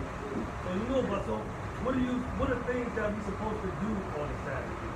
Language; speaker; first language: English; native; English